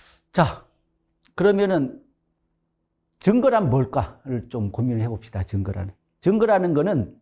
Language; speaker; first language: Korean; native; Korean